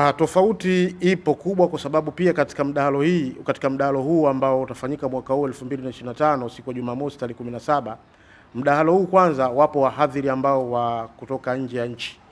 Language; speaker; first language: Swahili; native; Swahili